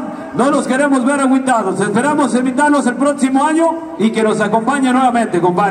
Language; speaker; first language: Spanish; native; Spanish